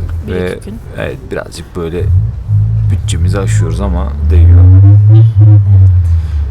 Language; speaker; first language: Turkish; native; Turkish